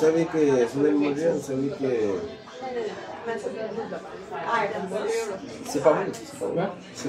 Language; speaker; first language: French; non-native, learner; Spanish